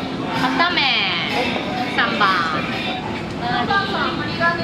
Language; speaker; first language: Japanese; native; Japanese